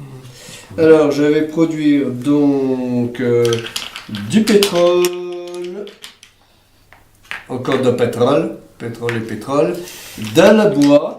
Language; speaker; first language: French; native; French